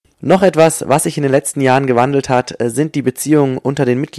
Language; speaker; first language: German; native; German